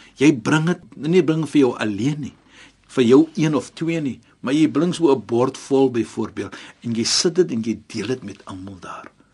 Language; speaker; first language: Afrikaans; non-native, fluent; Arabic